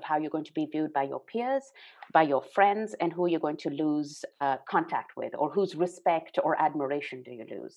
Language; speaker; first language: English; non-native, local second language; Urdu